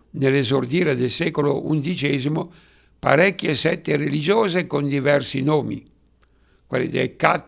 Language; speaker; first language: Italian; native; Italian